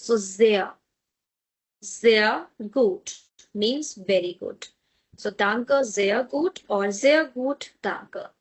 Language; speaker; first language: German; non-native, fluent; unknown